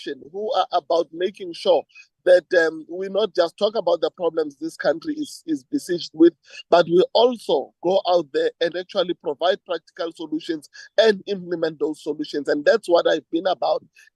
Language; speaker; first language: English; non-native, local second language; Tswana